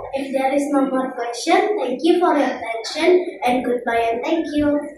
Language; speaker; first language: English; non-native, learner; Indonesian